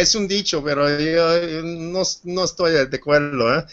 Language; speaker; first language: Spanish; non-native, fluent; English